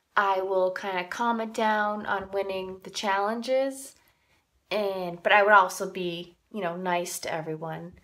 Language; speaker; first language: English; native; English